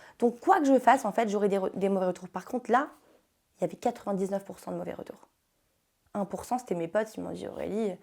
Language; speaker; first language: French; early bilingual, heritage; French